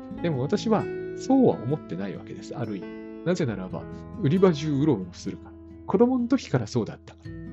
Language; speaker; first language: Japanese; native; Japanese